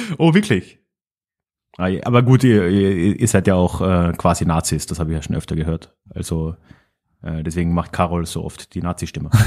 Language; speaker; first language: German; native; German